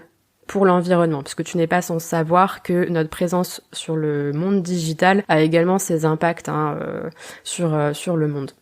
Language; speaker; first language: French; native; French